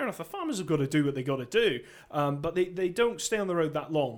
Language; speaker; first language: English; native; English